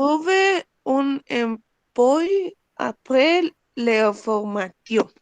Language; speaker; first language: French; non-native, learner; Spanish